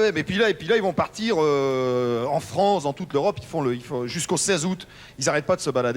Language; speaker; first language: French; native; French